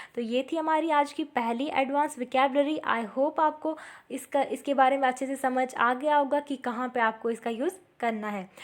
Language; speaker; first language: Hindi; native; Hindi